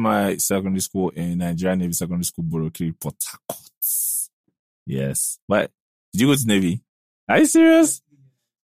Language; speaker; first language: English; non-native, local second language; Igbo